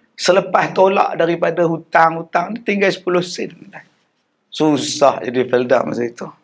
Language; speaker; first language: Malay; native; Malay